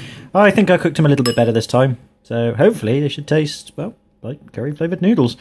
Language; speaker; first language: English; native; English